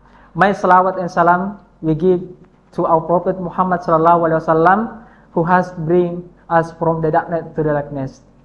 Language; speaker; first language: English; non-native, fluent; Indonesian